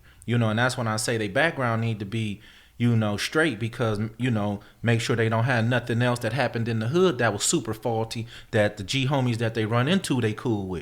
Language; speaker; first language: English; native; English